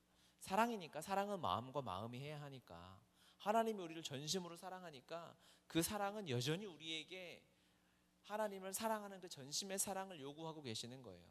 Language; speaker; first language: Korean; native; Korean